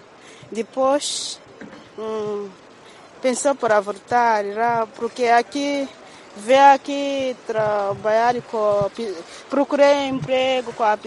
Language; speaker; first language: Portuguese; non-native, learner; Kinyarwanda